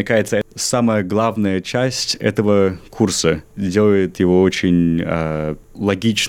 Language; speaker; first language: Russian; early bilingual, heritage; Russian